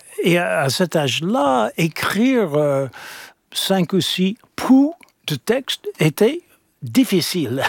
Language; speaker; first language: French; non-native, fluent; English